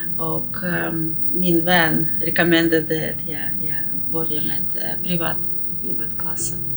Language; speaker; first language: Swedish; non-native, learner; Russian